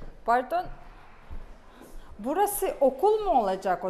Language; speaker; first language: Turkish; non-native, fluent; Russian